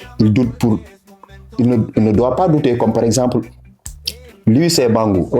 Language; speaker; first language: French; non-native, local second language; Wolof